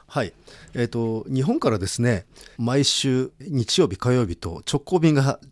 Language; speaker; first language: Japanese; native; Japanese